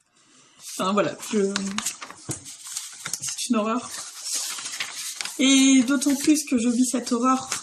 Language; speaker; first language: French; native; French